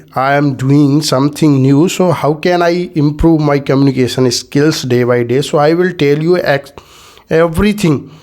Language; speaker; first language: English; non-native, learner; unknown